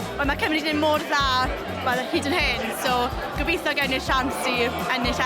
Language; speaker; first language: Welsh; native; Welsh